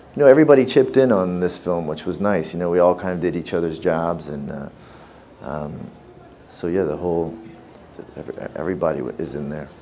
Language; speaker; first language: English; native; English